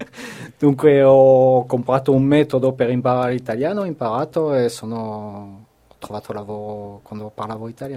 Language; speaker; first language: Italian; non-native, fluent; French